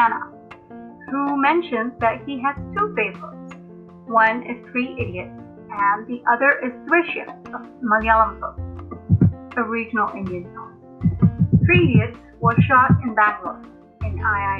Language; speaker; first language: English; non-native, local second language; Hindi